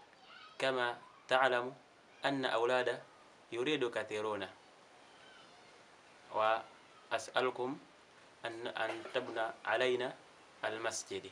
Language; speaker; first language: Arabic; non-native, learner; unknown